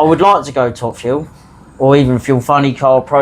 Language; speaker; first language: English; native; English